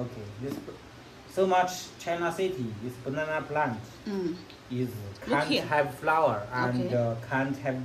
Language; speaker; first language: English; non-native, learner; Chinese